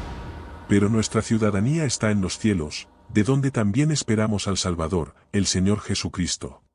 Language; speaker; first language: Spanish; native; Spanish